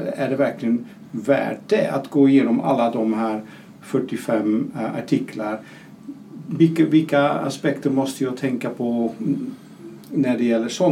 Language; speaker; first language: Swedish; non-native, fluent; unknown